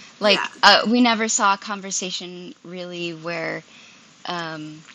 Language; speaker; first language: English; native; English